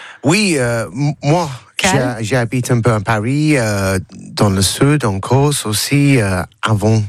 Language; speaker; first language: French; non-native, learner; English